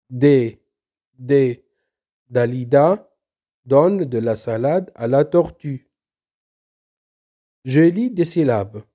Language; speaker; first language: French; non-native, local second language; Arabic